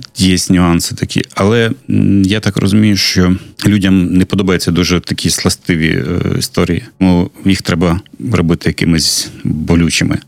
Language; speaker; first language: Ukrainian; non-native, local second language; Russian